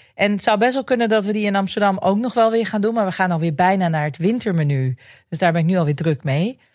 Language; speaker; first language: Dutch; native; Dutch